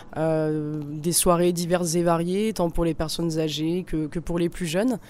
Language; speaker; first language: French; native; French